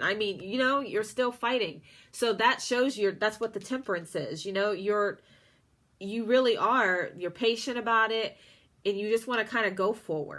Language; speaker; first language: English; native; English